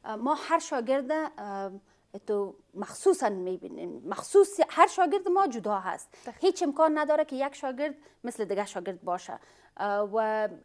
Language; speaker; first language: Persian; non-native, fluent; Pashto